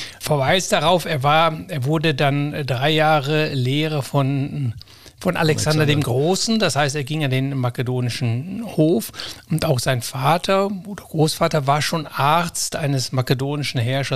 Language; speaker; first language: German; native; German